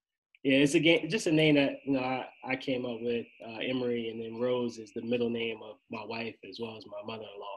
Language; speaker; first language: English; native; English